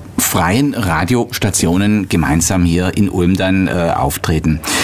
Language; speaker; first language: German; native; German